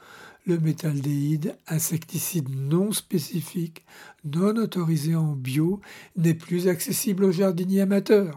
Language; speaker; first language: French; native; French